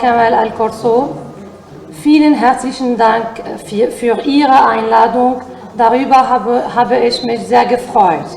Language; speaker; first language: German; non-native, fluent; Arabic